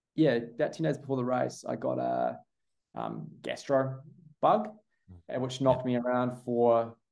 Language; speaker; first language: English; native; English